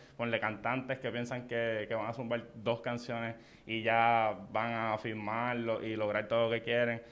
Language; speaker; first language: Spanish; native; Spanish